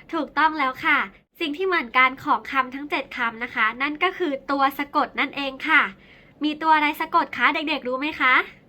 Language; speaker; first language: Thai; native; Thai